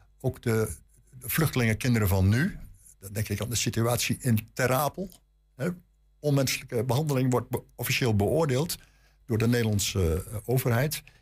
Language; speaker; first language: Dutch; native; Dutch